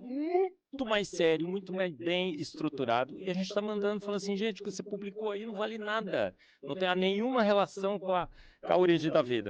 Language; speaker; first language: Portuguese; native; Portuguese